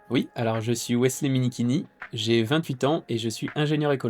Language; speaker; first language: French; native; French